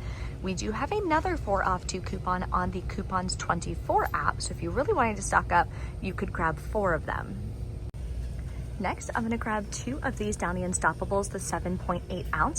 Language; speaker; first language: English; native; English